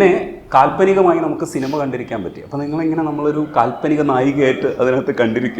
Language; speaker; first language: Malayalam; native; Malayalam